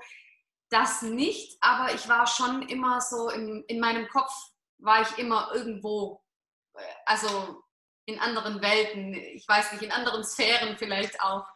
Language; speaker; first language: German; native; German